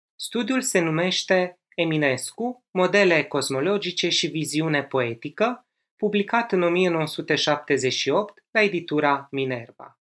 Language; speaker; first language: Romanian; native; Romanian